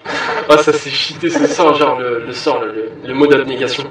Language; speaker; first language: French; native; French